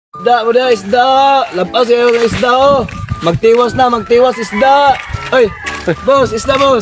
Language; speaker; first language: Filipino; non-native, local second language; Cebuano